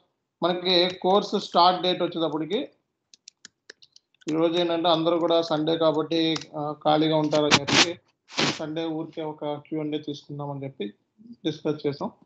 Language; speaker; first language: Telugu; native; Telugu